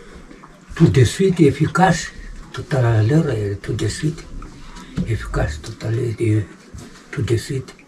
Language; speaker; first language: French; non-native, learner; Malagasy